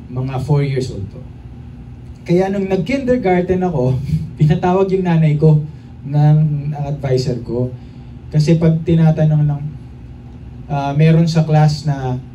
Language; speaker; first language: Filipino; native; Filipino